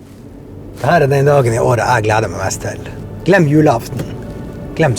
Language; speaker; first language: Norwegian; native; Norwegian